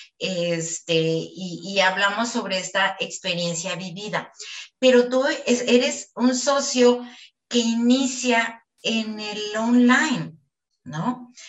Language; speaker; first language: Spanish; native; Spanish